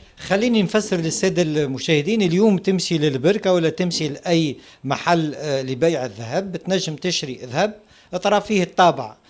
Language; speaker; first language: Arabic; native; Arabic